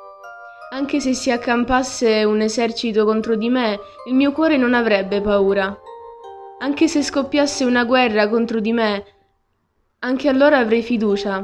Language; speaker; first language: Italian; native; Italian